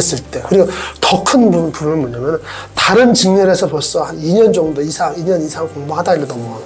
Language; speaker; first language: Korean; native; Korean